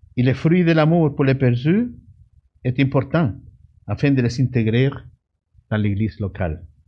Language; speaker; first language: French; non-native, fluent; Spanish